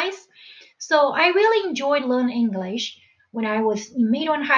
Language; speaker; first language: English; non-native, fluent; Chinese